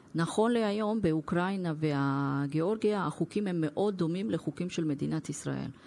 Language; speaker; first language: Hebrew; non-native, fluent; Russian